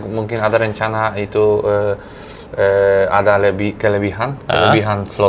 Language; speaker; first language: Indonesian; non-native, fluent; Polish